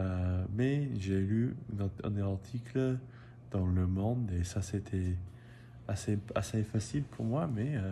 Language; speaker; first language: French; non-native, learner; English